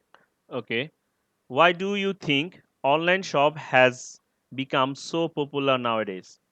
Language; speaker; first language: English; non-native, learner; Bangla